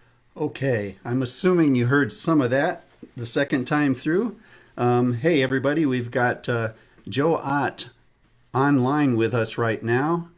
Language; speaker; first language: English; native; English